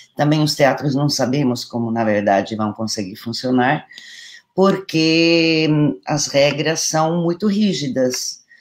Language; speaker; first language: Portuguese; non-native, fluent; Italian